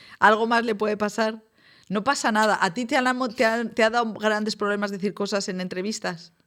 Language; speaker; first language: Spanish; native; Spanish